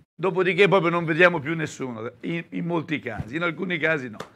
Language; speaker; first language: Italian; native; Italian